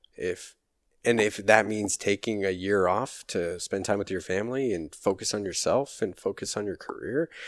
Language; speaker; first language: English; native; English